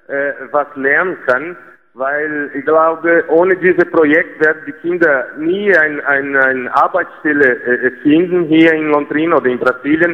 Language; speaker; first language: German; non-native, fluent; Portuguese